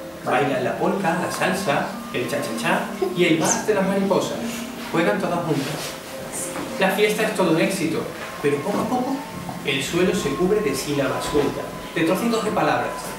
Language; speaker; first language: Spanish; native; Spanish